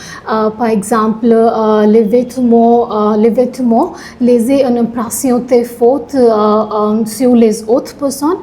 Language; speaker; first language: French; non-native, learner; Punjabi